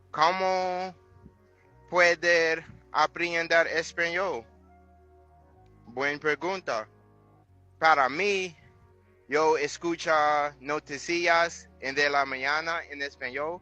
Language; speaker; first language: Spanish; non-native, learner; English